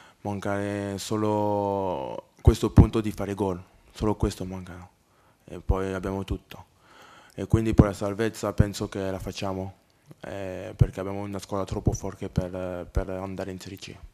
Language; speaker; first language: Italian; non-native, learner; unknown